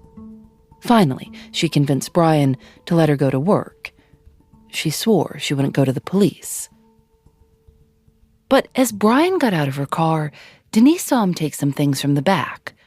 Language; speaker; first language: English; native; English